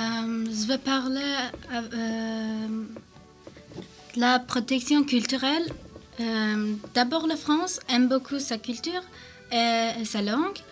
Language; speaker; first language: French; non-native, learner; Turkish